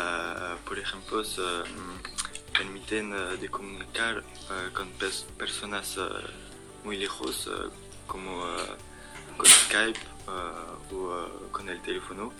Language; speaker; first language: Spanish; non-native, learner; French